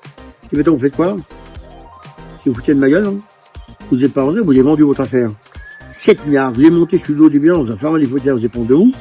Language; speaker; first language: French; native; French